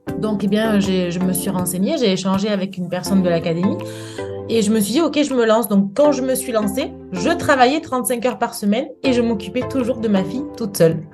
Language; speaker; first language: French; native; French